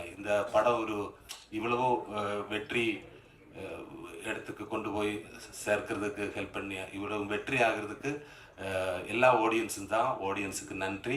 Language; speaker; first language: Tamil; non-native, learner; Malayalam